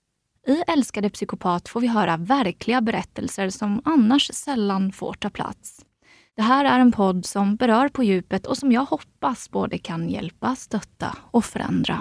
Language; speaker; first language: Swedish; native; Swedish